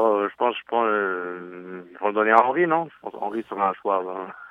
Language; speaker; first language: French; native; French